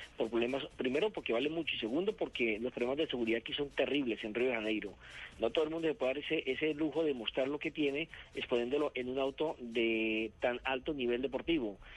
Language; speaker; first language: Spanish; native; Spanish